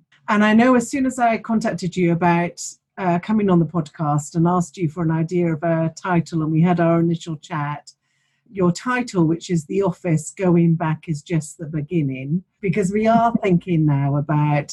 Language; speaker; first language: English; native; English